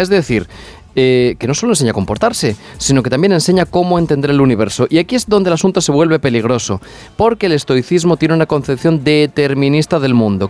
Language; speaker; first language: Spanish; native; Spanish